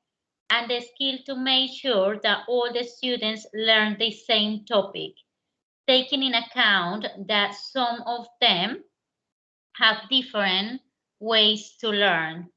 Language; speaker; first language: English; non-native, learner; Spanish